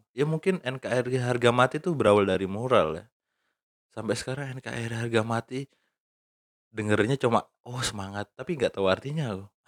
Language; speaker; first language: Indonesian; native; Indonesian